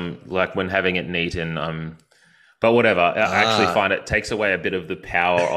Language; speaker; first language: English; native; English